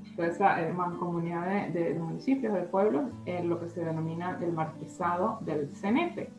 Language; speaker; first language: Spanish; native; Spanish